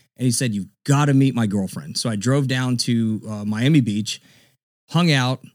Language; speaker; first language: English; native; English